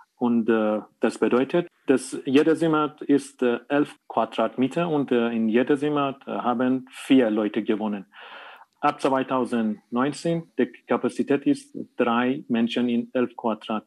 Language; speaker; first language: German; non-native, learner; Persian